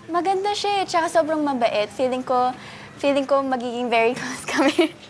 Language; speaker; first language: Filipino; early bilingual, other home language; English